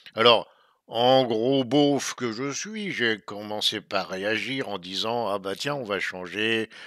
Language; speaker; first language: French; native; French